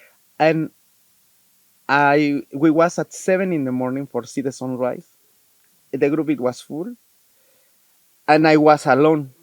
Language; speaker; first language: English; non-native, learner; Spanish